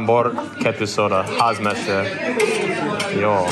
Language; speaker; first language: Hungarian; non-native, learner; English